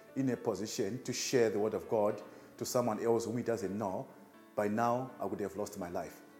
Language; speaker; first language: English; non-native, local second language; Shona